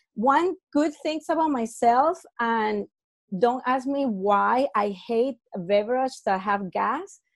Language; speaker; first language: English; non-native, fluent; Spanish